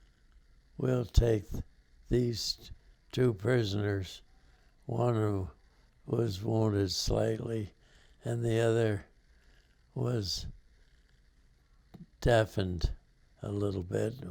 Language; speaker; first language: English; native; English